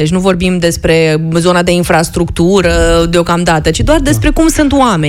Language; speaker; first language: Romanian; native; Romanian